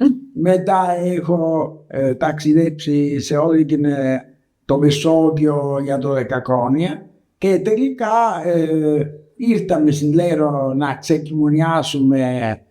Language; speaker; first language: Greek; non-native, learner; Italian